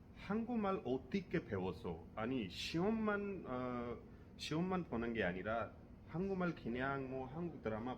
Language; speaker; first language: Korean; non-native, fluent; Urdu